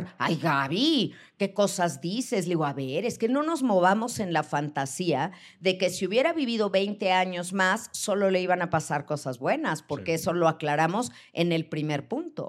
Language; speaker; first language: Spanish; native; Spanish